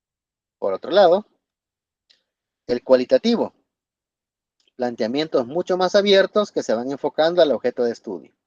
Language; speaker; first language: Spanish; native; Spanish